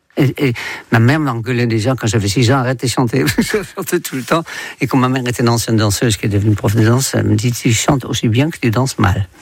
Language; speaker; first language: French; non-native, fluent; Dutch